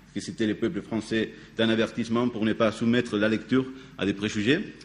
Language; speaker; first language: French; non-native, fluent; Spanish